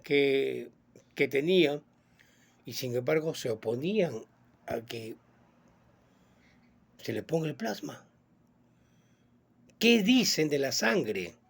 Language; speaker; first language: Spanish; native; Spanish